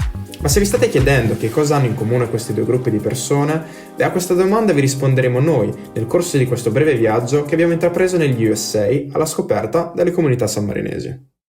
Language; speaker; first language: Italian; native; Italian